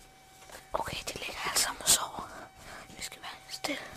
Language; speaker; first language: Danish; native; Danish